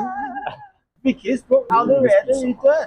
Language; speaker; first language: Norwegian; non-native, learner; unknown